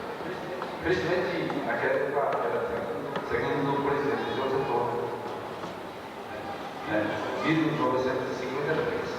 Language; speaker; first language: Portuguese; non-native, learner; Japanese